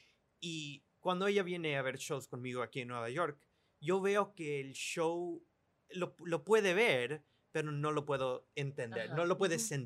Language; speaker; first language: Spanish; early bilingual, other home language; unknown